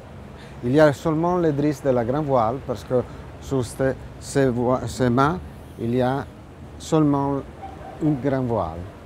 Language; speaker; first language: French; non-native, learner; Italian